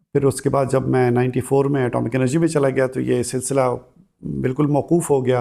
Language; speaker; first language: Urdu; non-native, local second language; Pashto